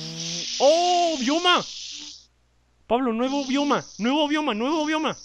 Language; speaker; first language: Spanish; native; Spanish